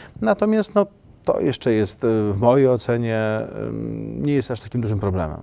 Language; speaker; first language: Polish; native; Polish